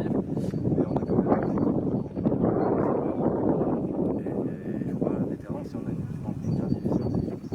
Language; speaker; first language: French; native; French